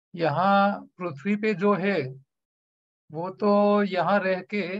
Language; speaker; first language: Hindi; non-native, local second language; Gujarati